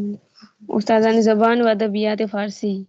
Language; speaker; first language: Persian; non-native, learner; Urdu